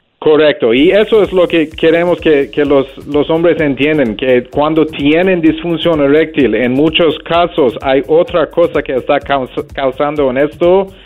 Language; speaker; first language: Spanish; non-native, fluent; English